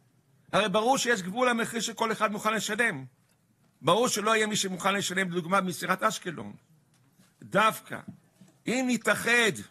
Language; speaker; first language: Hebrew; native; Hebrew